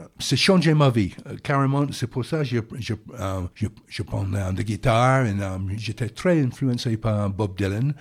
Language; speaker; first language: French; non-native, fluent; English